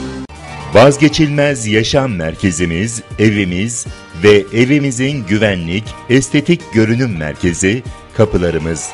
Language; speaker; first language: Turkish; native; Turkish